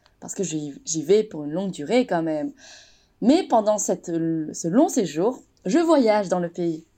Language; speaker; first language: French; native; French